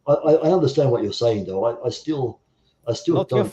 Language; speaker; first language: English; native; English